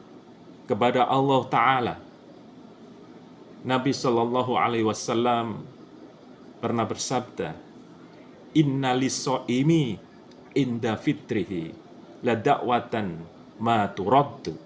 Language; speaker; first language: Indonesian; native; Indonesian